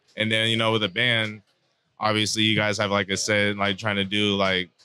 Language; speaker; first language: English; native; English